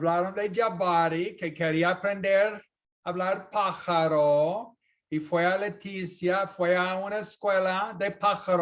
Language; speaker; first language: Spanish; non-native, fluent; English